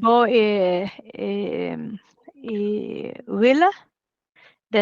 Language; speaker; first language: Danish; non-native, learner; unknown